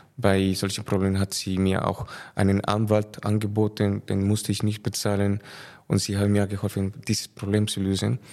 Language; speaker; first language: German; non-native, fluent; Spanish